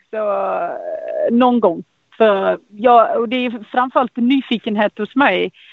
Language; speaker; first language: Swedish; non-native, fluent; Icelandic